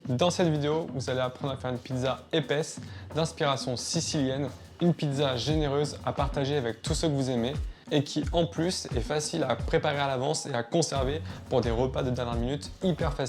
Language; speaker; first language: French; native; French